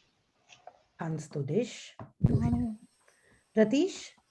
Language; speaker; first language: German; non-native, fluent; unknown